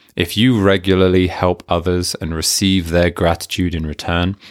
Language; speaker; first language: English; native; English